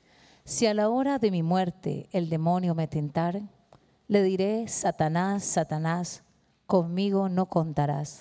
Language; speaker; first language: Spanish; native; Spanish